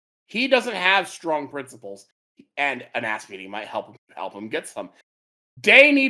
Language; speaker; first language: English; native; English